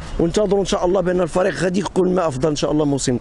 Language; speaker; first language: Arabic; native; Arabic